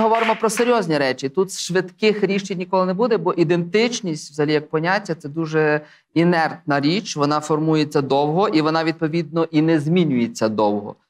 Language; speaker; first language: Ukrainian; native; Ukrainian